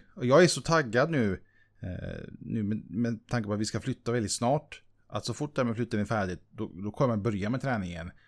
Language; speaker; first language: Swedish; native; Swedish